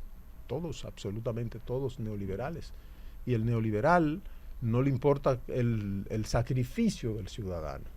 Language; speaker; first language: Spanish; native; Spanish